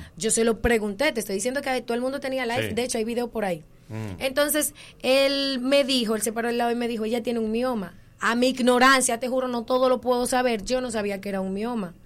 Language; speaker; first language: Spanish; native; Spanish